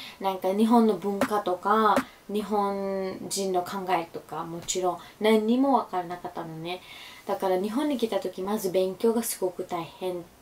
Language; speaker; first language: Japanese; non-native, fluent; Urdu